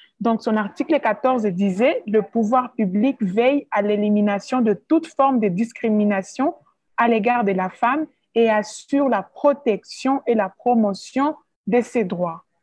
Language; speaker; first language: French; non-native, local second language; Swahili